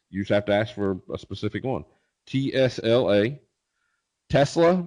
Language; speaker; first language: English; native; English